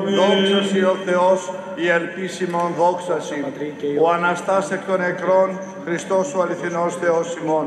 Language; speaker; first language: Greek; native; Greek